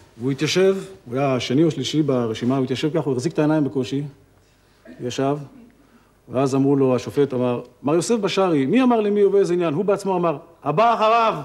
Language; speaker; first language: Hebrew; native; Hebrew